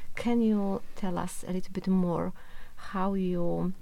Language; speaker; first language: English; non-native, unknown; Polish